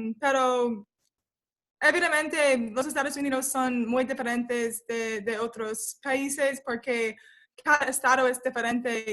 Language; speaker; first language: Spanish; non-native, learner; English